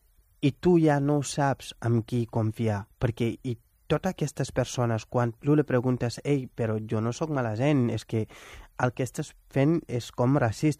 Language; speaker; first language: Catalan; non-native, fluent; Wolof